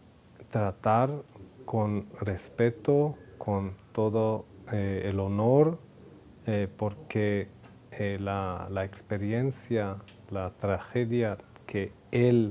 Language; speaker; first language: Spanish; non-native, fluent; Hebrew